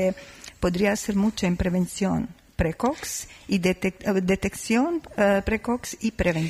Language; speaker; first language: Spanish; non-native, learner; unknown